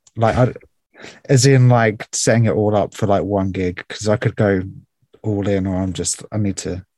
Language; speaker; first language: English; native; English